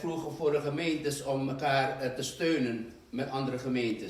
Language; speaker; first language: Dutch; non-native, fluent; Indonesian